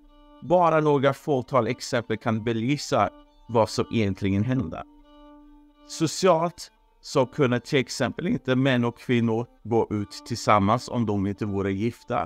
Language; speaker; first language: Swedish; non-native, fluent; Persian